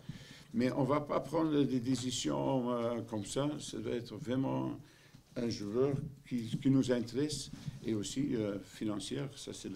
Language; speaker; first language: French; non-native, learner; Dutch